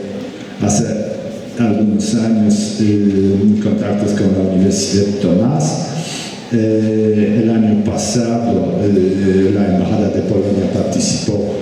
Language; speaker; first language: Spanish; non-native, fluent; Polish